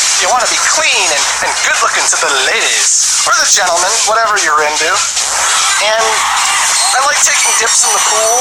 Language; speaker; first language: English; native; English